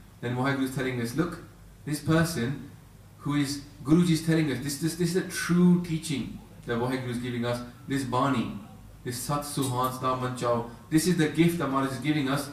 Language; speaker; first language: English; native; English